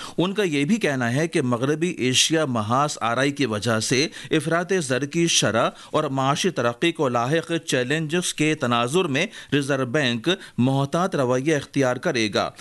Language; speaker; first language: Urdu; native; Urdu